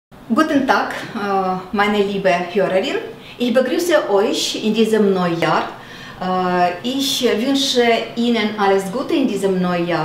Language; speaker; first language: German; non-native, fluent; Russian